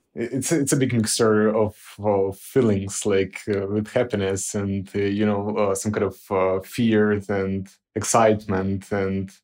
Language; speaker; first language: English; non-native, fluent; Ukrainian